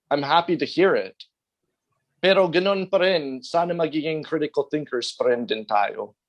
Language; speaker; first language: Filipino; non-native, fluent; English